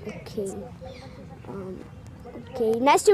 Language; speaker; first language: English; non-native, learner; Hindi